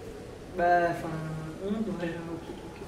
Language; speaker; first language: French; native; French